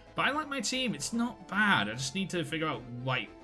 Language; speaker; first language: English; native; English